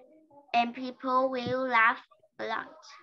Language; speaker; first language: English; non-native, learner; Vietnamese